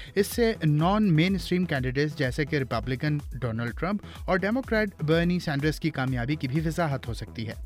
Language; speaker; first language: Urdu; native; Urdu